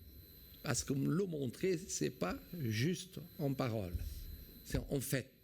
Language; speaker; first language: French; non-native, fluent; Portuguese